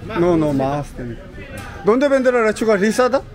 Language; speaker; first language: Spanish; non-native, learner; Korean